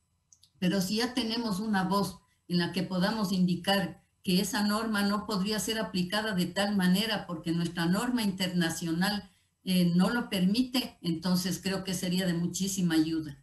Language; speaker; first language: Spanish; native; Spanish